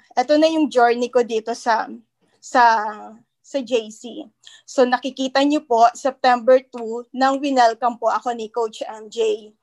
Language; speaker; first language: Filipino; native; Filipino